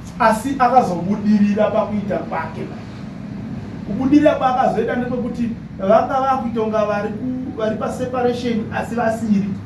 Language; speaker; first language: Shona; native; Shona